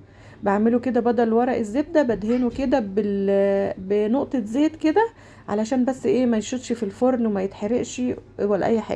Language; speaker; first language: Arabic; native; Arabic